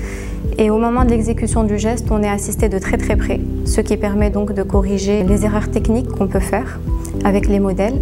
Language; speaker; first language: French; non-native, local second language; Arabic